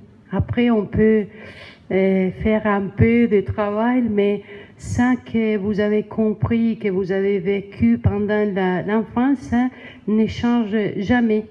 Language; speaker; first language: French; non-native, learner; Spanish